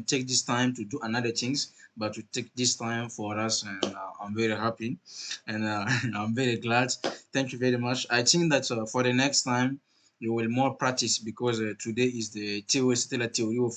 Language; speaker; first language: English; non-native, learner; French